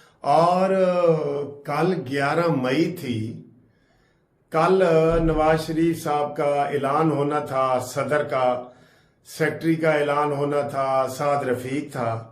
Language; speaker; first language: Hindi; non-native, local second language; Punjabi